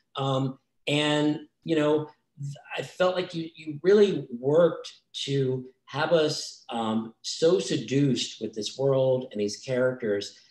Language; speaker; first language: English; native; English